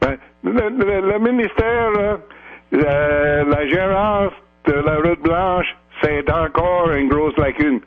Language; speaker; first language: French; native; French